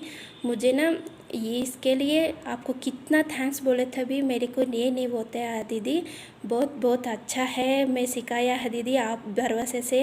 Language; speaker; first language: Hindi; non-native, local second language; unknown